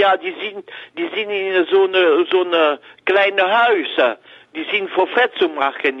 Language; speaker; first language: German; non-native, learner; French